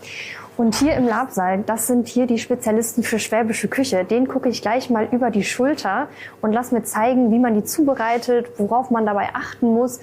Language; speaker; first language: German; native; German